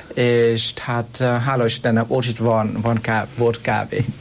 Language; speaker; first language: Hungarian; non-native, fluent; Vietnamese